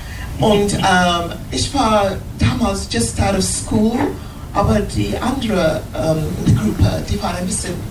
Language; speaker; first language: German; non-native, learner; English